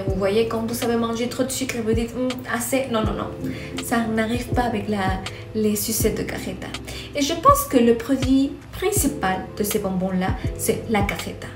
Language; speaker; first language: French; non-native, fluent; Spanish